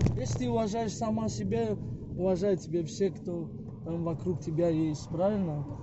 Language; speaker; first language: Russian; non-native, local second language; Tajik